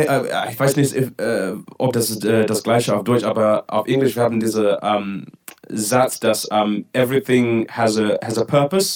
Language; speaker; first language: German; non-native, learner; English